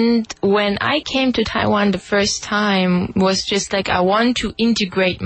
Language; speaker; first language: English; non-native, fluent; German